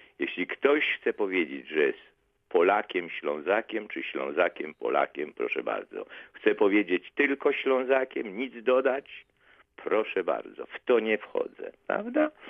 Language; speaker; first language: Polish; native; Polish